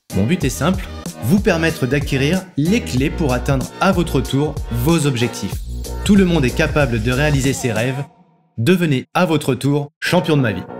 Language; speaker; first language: French; native; French